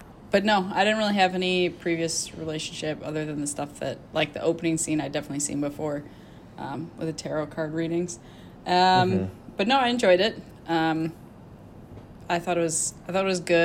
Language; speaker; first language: English; native; English